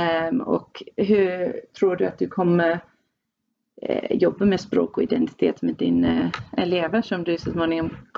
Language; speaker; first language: Swedish; non-native, fluent; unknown